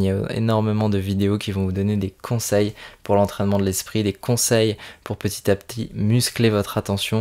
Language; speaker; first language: French; native; French